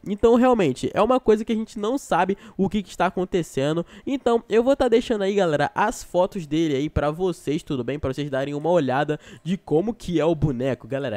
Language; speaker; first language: Portuguese; native; Portuguese